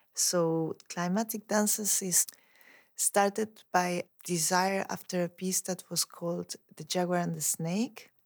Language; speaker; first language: English; non-native, fluent; Spanish